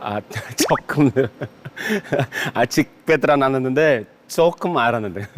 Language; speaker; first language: Korean; non-native, learner; Javanese